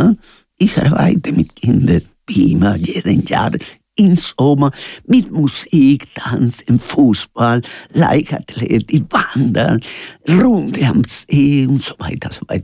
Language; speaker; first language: German; non-native, fluent; Spanish